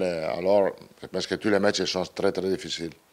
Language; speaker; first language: French; non-native, learner; Italian